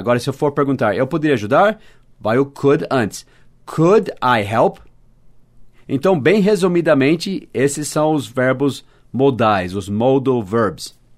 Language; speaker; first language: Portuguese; non-native, fluent; English